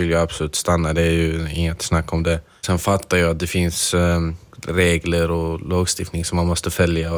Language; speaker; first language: Swedish; non-native, fluent; Arabic